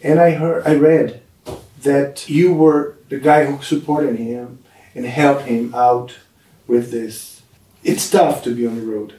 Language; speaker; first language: English; non-native, fluent; Portuguese